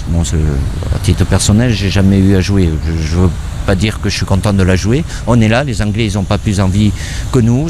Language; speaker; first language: French; native; French